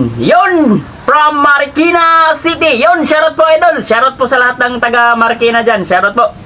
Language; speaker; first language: Filipino; native; Filipino